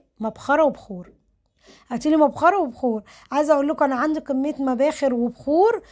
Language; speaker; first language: Arabic; native; Arabic